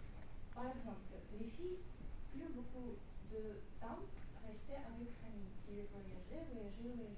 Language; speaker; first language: French; non-native, learner; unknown